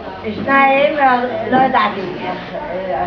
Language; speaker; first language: Hebrew; non-native, learner; Arabic